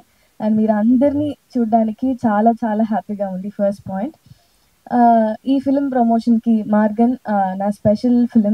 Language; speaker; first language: Telugu; non-native, learner; Tamil